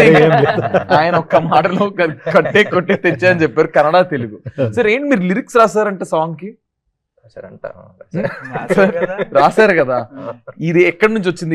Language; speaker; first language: Telugu; native; Telugu